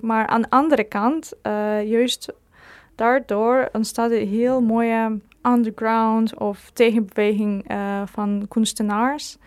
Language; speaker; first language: Dutch; non-native, fluent; Ukrainian